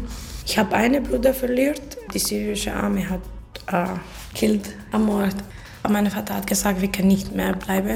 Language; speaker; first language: German; non-native, learner; Arabic